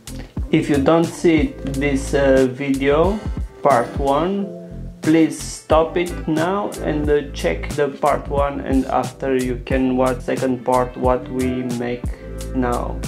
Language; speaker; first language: English; non-native, learner; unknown